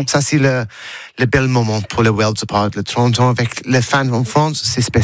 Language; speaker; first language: French; non-native, learner; English